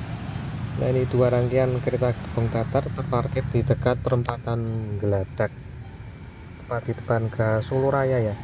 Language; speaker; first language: Indonesian; native; Indonesian